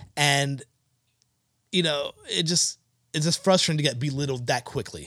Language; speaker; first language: English; native; English